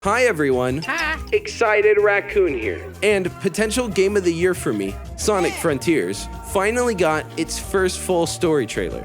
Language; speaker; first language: English; native; English